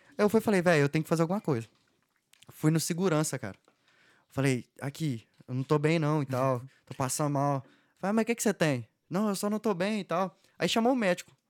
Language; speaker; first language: Portuguese; native; Portuguese